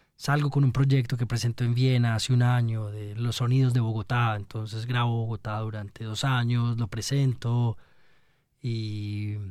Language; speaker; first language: Spanish; native; Spanish